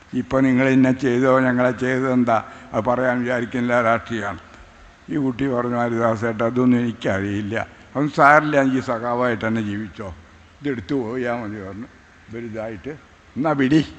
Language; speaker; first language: Malayalam; native; Malayalam